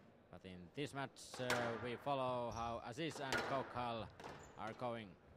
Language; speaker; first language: English; non-native, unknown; Finnish